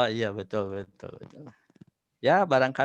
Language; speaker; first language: Indonesian; native; Indonesian